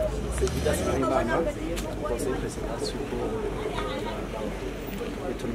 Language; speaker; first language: French; non-native, local second language; Rundi